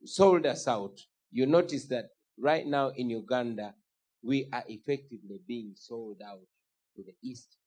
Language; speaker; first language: English; non-native, local second language; Ganda